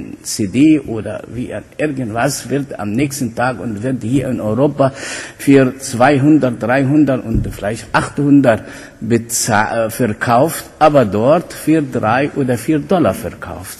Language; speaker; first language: German; non-native, fluent; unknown